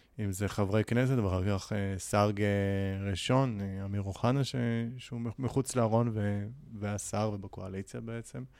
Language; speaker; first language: Hebrew; native; Hebrew